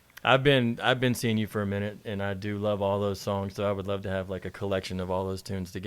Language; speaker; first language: English; native; English